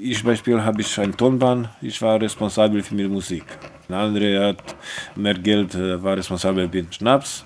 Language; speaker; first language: German; non-native, fluent; Romanian